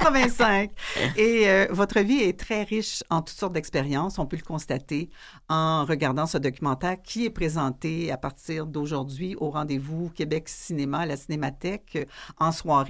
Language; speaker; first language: French; native; French